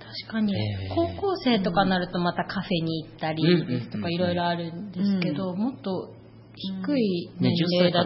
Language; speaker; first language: Japanese; native; Japanese